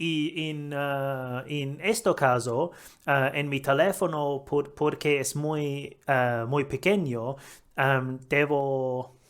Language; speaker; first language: Spanish; non-native, learner; English